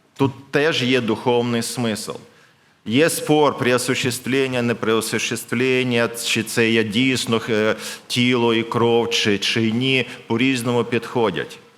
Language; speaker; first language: Ukrainian; non-native, local second language; Russian